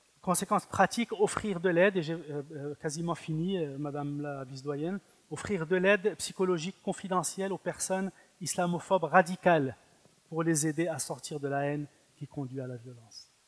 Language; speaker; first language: French; non-native, fluent; Arabic